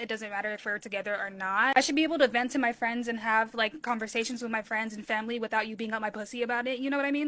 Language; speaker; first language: English; native; English